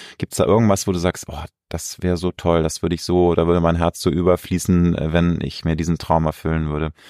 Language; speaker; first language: German; native; German